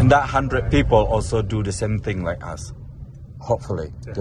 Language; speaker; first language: English; non-native, fluent; Indonesian